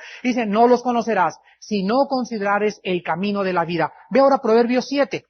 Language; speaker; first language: Spanish; native; Spanish